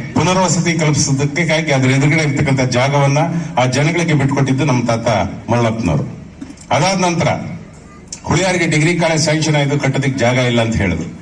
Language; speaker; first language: Kannada; native; Kannada